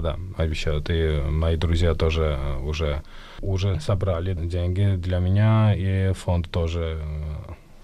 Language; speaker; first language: Russian; non-native, fluent; Georgian